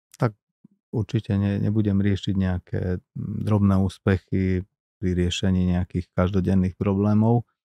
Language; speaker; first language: Slovak; non-native, local second language; Hungarian